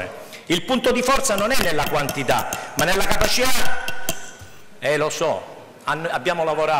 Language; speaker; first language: Italian; native; Italian